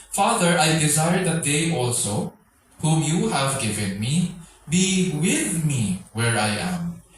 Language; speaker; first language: English; non-native, local second language; Filipino